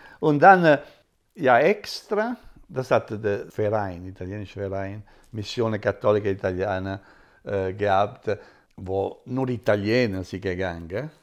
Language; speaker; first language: German; non-native, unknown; Italian